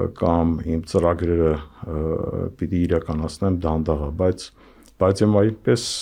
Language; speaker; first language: Armenian; native; Armenian